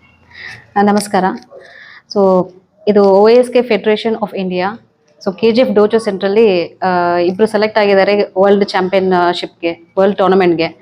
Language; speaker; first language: Kannada; non-native, local second language; Tamil